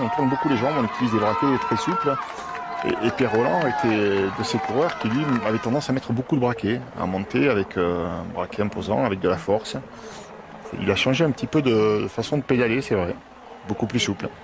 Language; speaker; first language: French; native; French